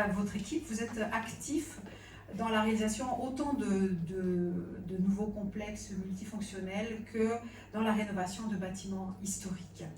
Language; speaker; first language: French; native; French